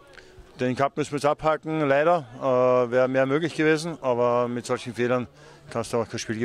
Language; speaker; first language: German; native; German